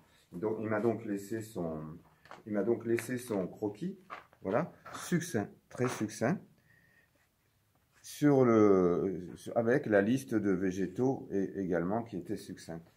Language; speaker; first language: French; native; French